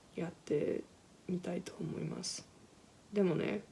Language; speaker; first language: Japanese; non-native, learner; English